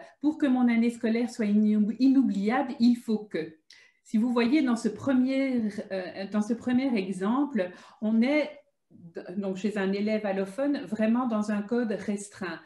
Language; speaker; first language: French; native; French